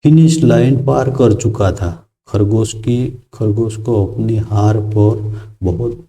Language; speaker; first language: Hindi; non-native, local second language; Gujarati